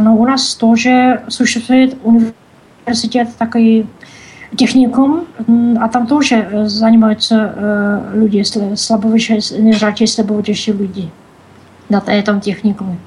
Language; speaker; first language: Russian; non-native, learner; Czech